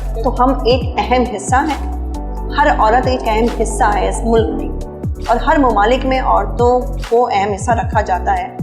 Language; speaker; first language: Urdu; native; Urdu